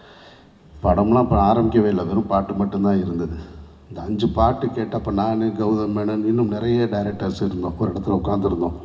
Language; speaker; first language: Tamil; native; Tamil